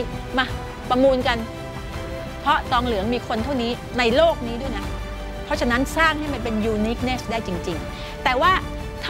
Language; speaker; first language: Thai; native; Thai